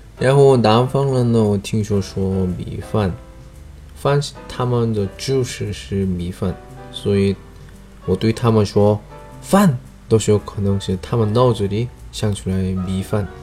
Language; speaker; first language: Chinese; non-native, learner; Korean